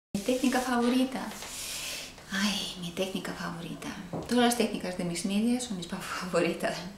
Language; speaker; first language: Spanish; non-native, fluent; Russian